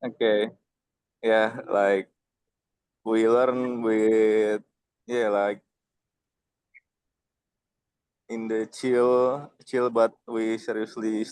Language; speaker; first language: English; non-native, learner; Indonesian